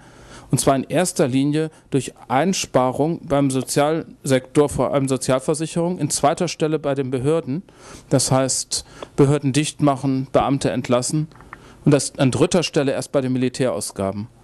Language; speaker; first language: German; native; German